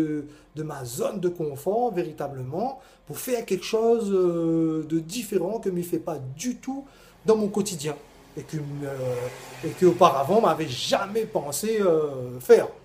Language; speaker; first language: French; non-native, local second language; Réunion Creole French